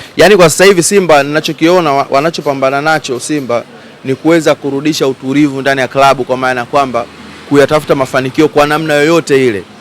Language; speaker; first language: Swahili; native; Swahili